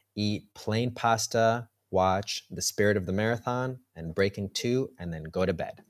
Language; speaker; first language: English; early bilingual, heritage; Spanish